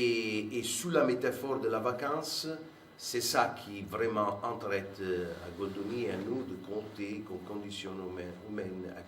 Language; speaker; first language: French; non-native, fluent; Italian